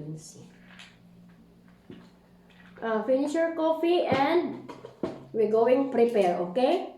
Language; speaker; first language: English; non-native, learner; Filipino